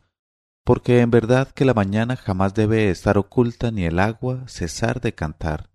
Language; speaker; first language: Spanish; native; Spanish